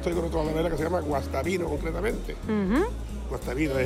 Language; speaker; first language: Spanish; native; Spanish